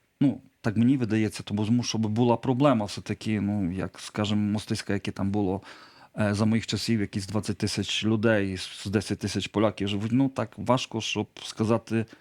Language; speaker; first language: Ukrainian; non-native, local second language; Polish